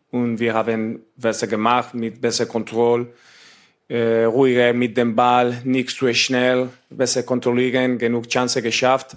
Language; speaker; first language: German; non-native, learner; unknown